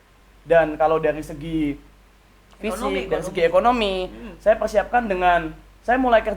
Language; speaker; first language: Indonesian; native; Indonesian